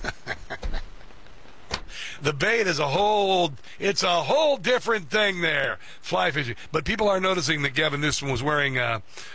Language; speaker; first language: English; native; English